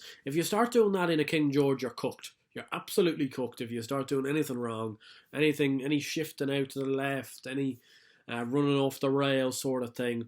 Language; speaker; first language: English; native; English